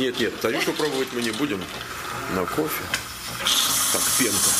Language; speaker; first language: Russian; native; Russian